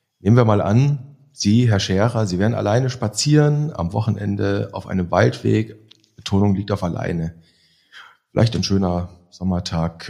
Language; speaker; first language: German; native; German